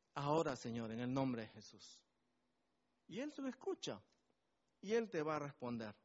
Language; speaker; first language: Spanish; native; Spanish